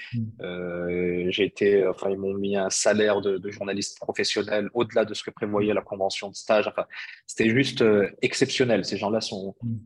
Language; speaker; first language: French; early bilingual, other home language; Arabic